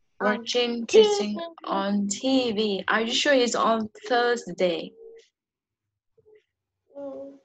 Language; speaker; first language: English; non-native, learner; Vietnamese